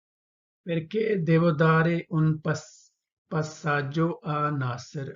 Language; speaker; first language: Italian; non-native, fluent; Urdu